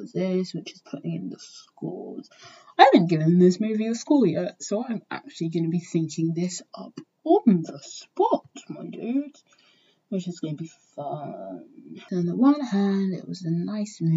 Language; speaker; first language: English; native; English